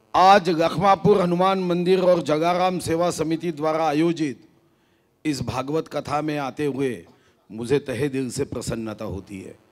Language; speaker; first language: Hindi; non-native, local second language; Marathi